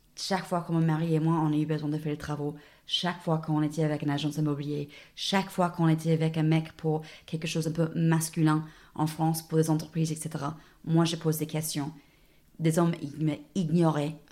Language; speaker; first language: French; non-native, fluent; English